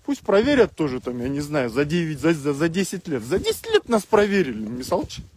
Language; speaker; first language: Russian; non-native, local second language; Kyrgyz